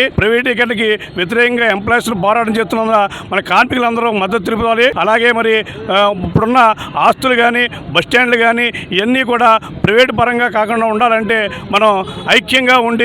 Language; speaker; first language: Telugu; native; Telugu